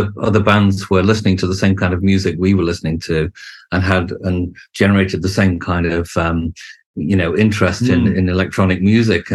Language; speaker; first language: English; native; English